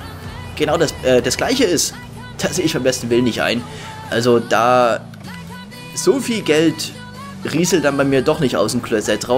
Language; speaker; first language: German; native; German